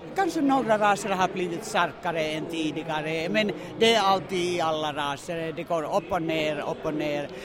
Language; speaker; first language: Swedish; non-native, local second language; Finnish